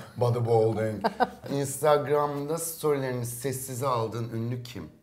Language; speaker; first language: Turkish; native; Turkish